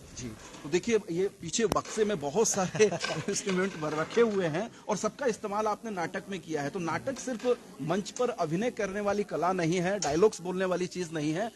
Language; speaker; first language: Hindi; native; Hindi